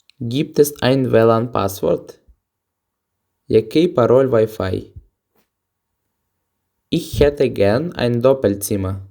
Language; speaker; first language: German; non-native, fluent; Ukrainian